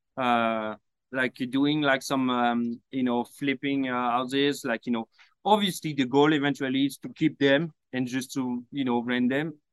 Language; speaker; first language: English; non-native, fluent; French